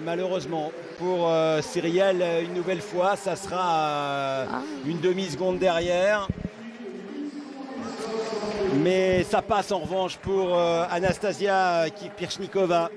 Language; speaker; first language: French; native; French